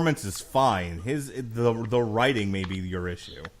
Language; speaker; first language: English; native; English